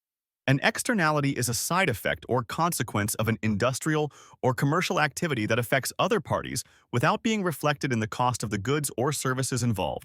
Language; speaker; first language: English; native; English